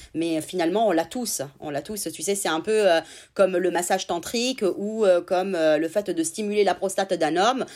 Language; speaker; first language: French; non-native, fluent; Italian